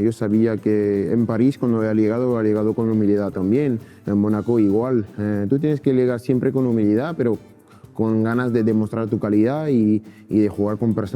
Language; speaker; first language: Spanish; non-native, fluent; French